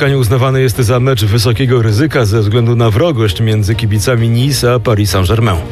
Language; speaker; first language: Polish; native; Polish